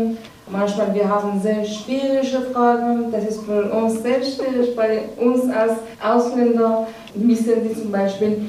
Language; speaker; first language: German; non-native, learner; Persian